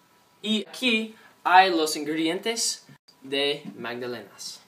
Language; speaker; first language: Spanish; non-native, learner; English